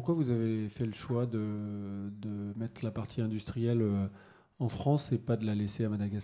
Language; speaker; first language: French; native; French